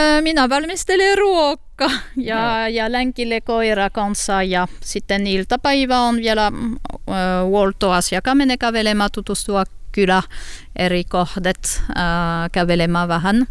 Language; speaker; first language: Finnish; non-native, learner; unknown